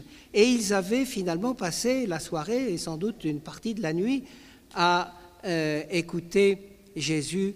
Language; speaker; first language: French; native; French